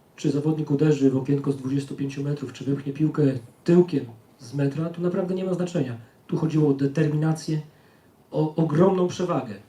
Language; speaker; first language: Polish; native; Polish